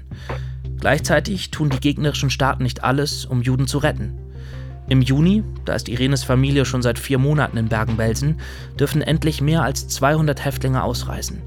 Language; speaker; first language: German; native; German